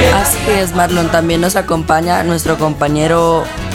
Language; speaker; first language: Spanish; native; Spanish